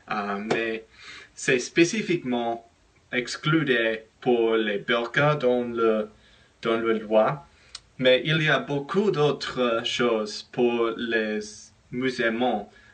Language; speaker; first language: French; non-native, learner; English